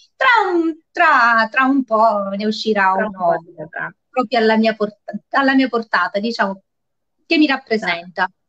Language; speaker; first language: Italian; native; Italian